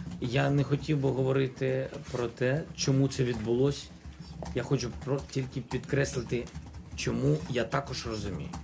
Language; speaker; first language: Ukrainian; non-native, local second language; Russian